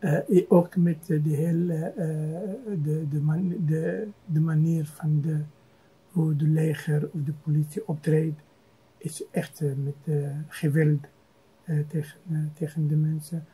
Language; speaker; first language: Dutch; non-native, fluent; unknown